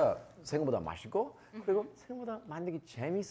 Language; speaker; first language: Korean; non-native, fluent; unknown